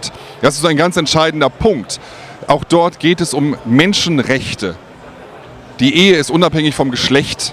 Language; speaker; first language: German; native; German